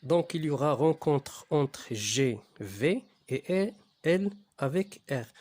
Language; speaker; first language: French; non-native, local second language; Arabic